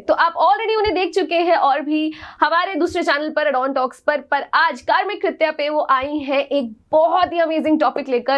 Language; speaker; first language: Hindi; native; Hindi